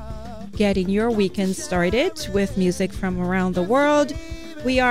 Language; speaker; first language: English; native; English